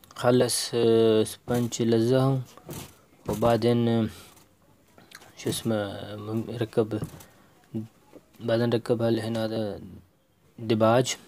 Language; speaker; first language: Arabic; non-native, learner; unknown